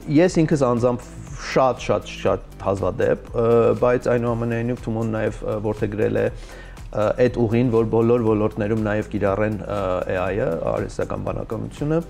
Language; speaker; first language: Armenian; early bilingual, heritage; Armenian